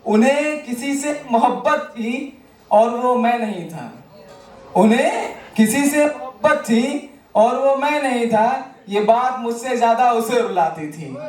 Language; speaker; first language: Hindi; native; Hindi